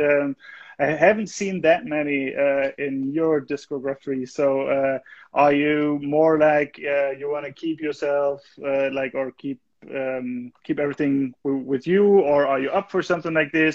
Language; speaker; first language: English; non-native, fluent; German